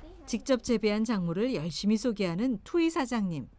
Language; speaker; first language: Korean; native; Korean